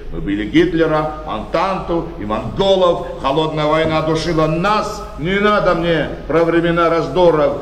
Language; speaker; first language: Russian; native; Russian